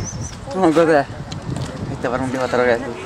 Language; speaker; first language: Finnish; native; Finnish